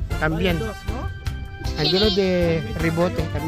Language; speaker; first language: Spanish; non-native, learner; Filipino